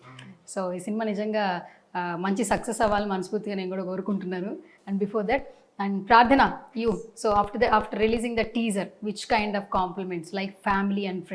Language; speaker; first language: Telugu; native; Telugu